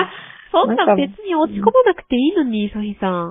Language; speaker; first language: Japanese; native; Japanese